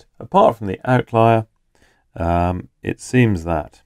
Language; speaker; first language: English; native; English